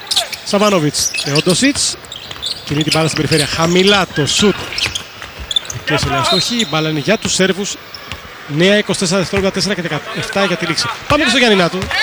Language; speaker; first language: Greek; native; Greek